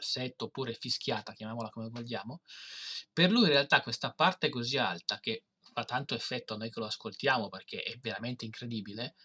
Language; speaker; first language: Italian; native; Italian